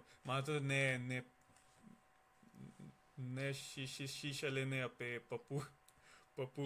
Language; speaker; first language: Lithuanian; non-native, learner; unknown